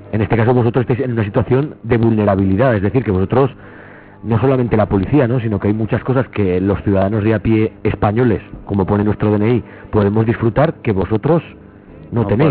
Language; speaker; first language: Spanish; native; Spanish